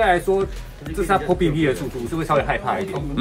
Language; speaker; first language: Chinese; native; Chinese